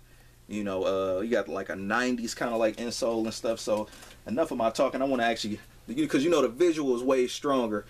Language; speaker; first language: English; native; English